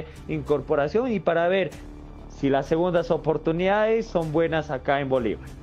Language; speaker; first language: Spanish; native; Spanish